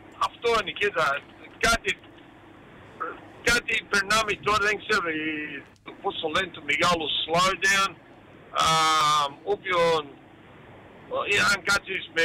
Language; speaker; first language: Greek; early bilingual, heritage; Greek